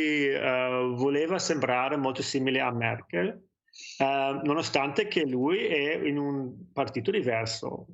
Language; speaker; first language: Italian; non-native, fluent; German